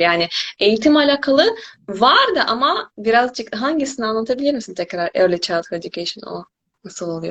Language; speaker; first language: Turkish; non-native, fluent; Korean